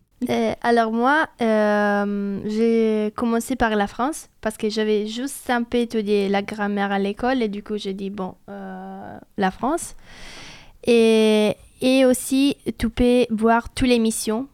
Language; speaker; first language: French; non-native, fluent; Italian